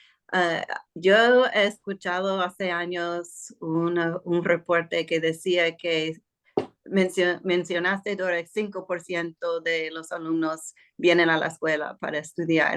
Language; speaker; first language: Spanish; non-native, fluent; English